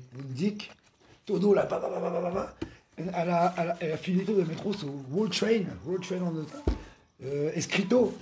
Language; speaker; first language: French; non-native, learner; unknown